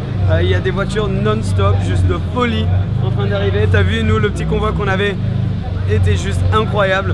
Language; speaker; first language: French; native; French